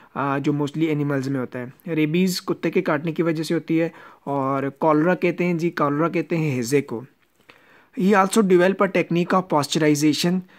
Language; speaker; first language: Urdu; non-native, local second language; Punjabi